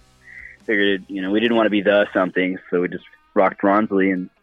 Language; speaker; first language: English; native; English